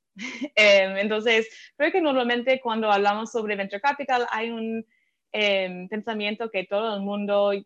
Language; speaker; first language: Spanish; non-native, fluent; English